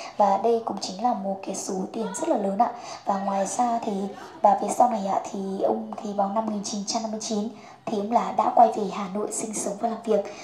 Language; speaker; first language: Vietnamese; non-native, local second language; Hmong